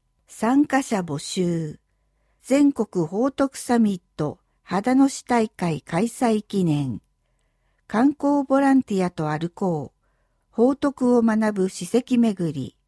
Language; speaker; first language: Japanese; native; Japanese